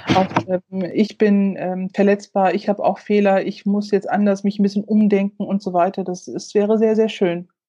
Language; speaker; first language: German; early bilingual, other home language; Turkish